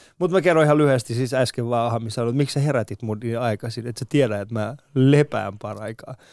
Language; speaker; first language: Finnish; early bilingual, other home language; Persian